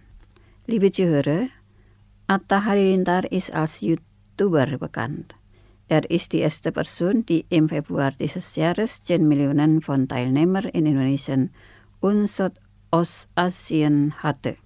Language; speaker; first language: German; non-native, fluent; Indonesian